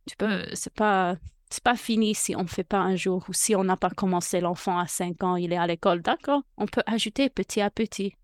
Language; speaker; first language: French; non-native, fluent; English